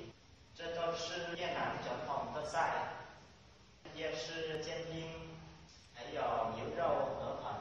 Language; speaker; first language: Chinese; non-native, learner; Vietnamese